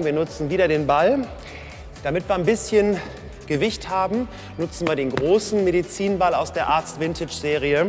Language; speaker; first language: German; native; German